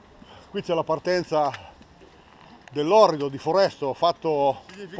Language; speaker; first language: Italian; native; Italian